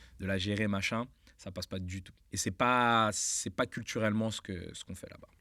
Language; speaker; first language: French; native; French